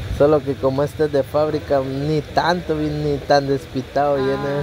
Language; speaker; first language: Spanish; native; Spanish